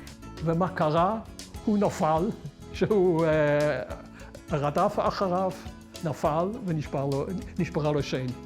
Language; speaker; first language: Hebrew; non-native, fluent; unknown